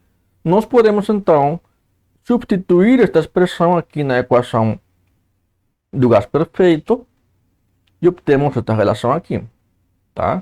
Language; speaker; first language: Portuguese; native; Portuguese